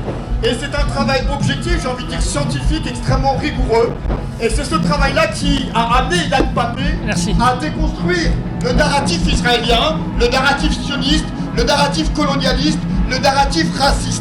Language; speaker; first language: French; native; French